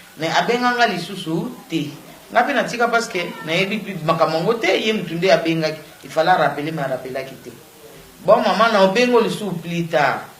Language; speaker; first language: Lingala; non-native, local second language; Kongo